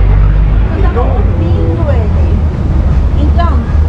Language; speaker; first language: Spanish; non-native, learner; Portuguese